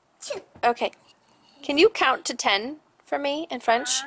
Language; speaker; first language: English; native; English